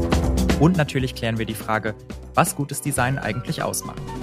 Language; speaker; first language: German; native; German